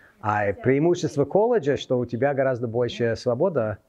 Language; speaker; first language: Russian; non-native, fluent; English